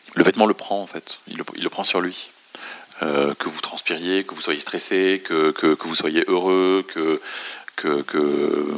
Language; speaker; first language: French; non-native, local second language; Arabic